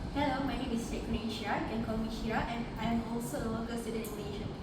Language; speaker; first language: English; non-native, local second language; Malay